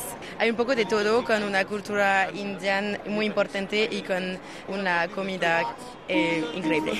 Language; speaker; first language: Spanish; non-native, learner; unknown